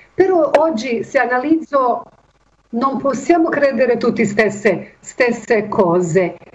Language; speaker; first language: Italian; non-native, fluent; Bosnian